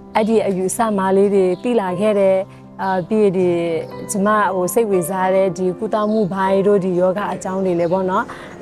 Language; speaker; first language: Burmese; non-native, local second language; S'gaw Karen